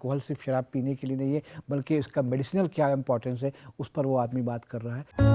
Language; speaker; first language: Urdu; native; Urdu